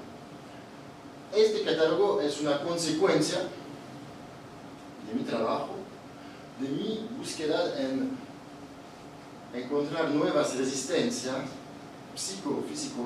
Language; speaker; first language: Spanish; non-native, fluent; Italian